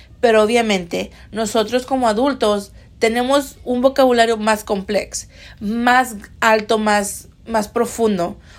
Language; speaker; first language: Spanish; early bilingual, heritage; Spanish